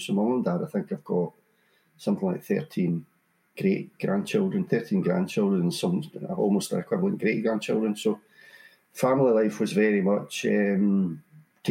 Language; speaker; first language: English; native; English